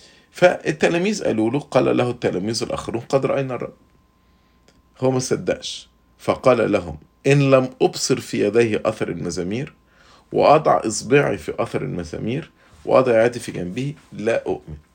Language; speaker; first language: Arabic; native; Arabic